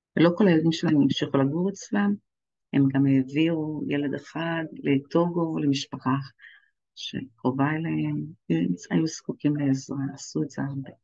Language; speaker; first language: Hebrew; native; Hebrew